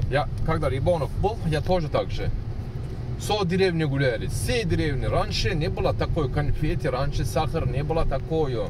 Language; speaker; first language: Russian; non-native, learner; Turkish